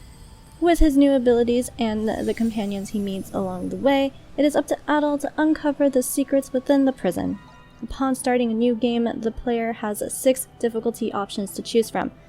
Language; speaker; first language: English; native; English